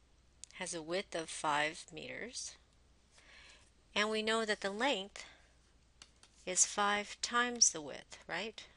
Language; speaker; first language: English; native; English